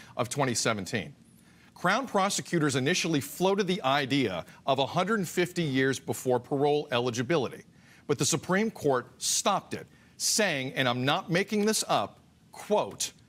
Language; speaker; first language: English; native; English